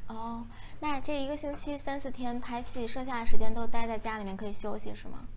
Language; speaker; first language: Chinese; native; Chinese